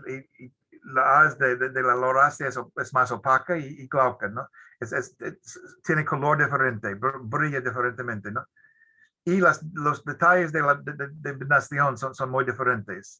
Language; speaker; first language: Spanish; non-native, fluent; English